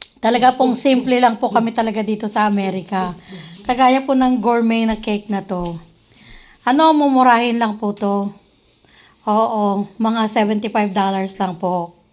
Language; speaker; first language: Filipino; native; Filipino